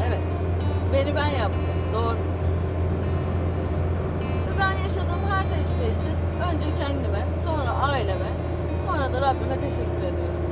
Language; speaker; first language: Turkish; native; Turkish